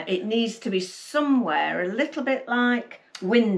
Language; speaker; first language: English; native; English